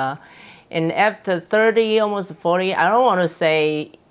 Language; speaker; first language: English; non-native, fluent; Chinese